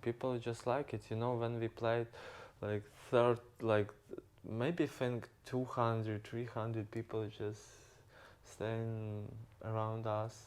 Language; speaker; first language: English; non-native, learner; Ukrainian